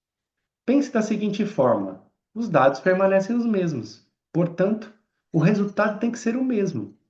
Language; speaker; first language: Portuguese; native; Portuguese